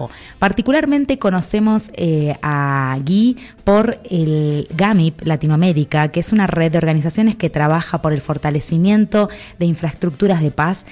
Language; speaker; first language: Spanish; native; Spanish